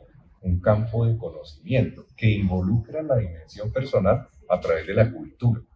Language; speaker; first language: Spanish; native; Spanish